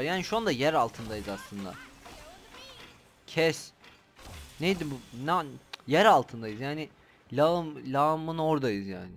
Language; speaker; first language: Turkish; native; Turkish